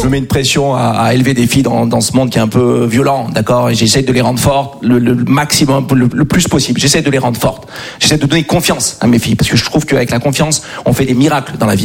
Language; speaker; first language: French; native; French